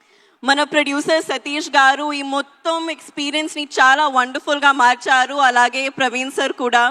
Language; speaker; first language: Telugu; non-native, learner; Hindi